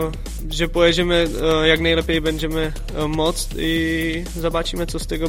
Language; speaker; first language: Polish; non-native, learner; Czech